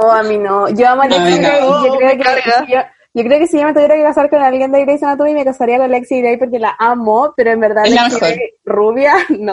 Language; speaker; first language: Spanish; native; Spanish